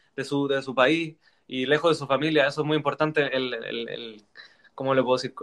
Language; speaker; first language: Spanish; native; Spanish